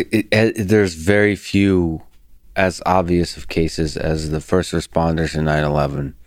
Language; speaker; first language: English; early bilingual, other home language; Russian